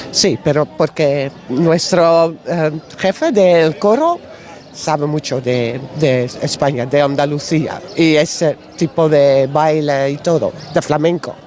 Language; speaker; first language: Spanish; non-native, learner; Dutch